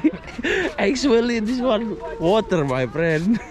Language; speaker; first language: English; non-native, learner; Javanese